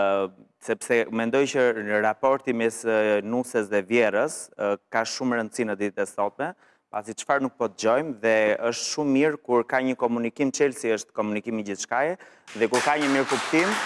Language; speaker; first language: Albanian; native; Albanian